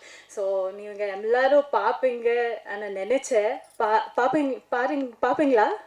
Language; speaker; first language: Tamil; non-native, learner; Kannada